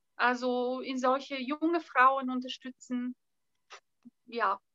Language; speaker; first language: German; non-native, fluent; Bulgarian